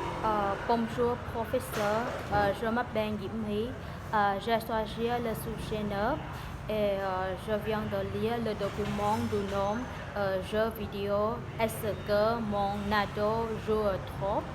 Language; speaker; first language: French; non-native, learner; Vietnamese